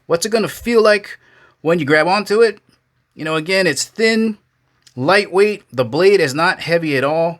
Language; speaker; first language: English; native; English